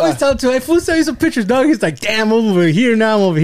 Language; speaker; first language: English; native; English